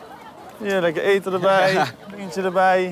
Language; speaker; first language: Dutch; native; Dutch